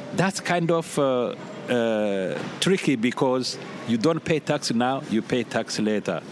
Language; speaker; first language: English; non-native, fluent; Rundi